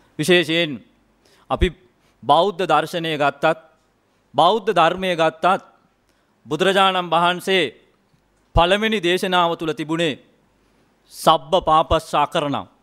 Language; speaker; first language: Sinhala; non-native, local second language; Tamil